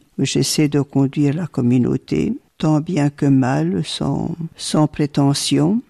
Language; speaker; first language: French; early bilingual, other home language; Italian